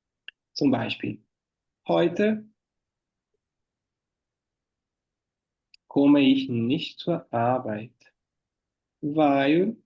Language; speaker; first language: German; non-native, fluent; Portuguese